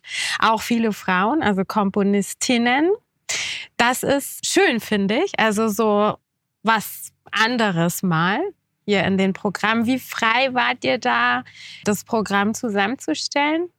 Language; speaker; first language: German; native; German